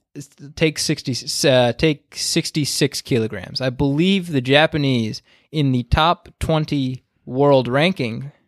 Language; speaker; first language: English; native; English